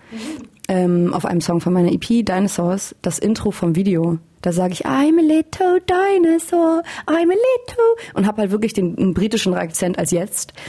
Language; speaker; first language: German; native; German